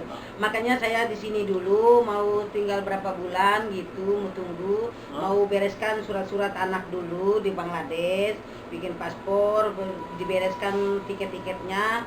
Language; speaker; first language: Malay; non-native, local second language; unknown